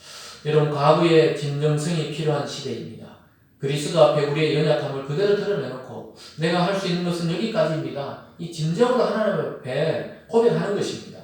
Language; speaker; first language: Korean; native; Korean